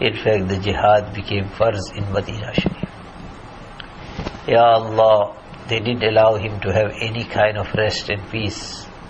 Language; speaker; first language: English; early bilingual, other home language; Urdu